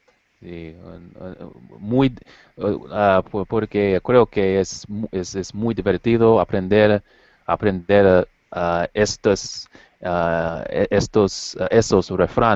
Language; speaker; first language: Spanish; non-native, learner; English